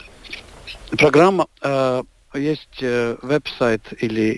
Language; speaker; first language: Russian; non-native, local second language; Latvian